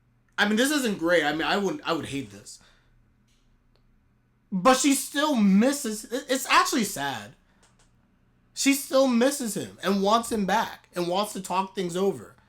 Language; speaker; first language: English; native; English